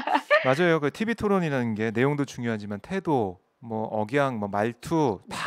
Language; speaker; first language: Korean; native; Korean